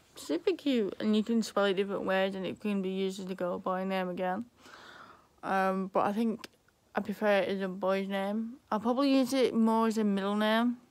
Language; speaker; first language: English; native; English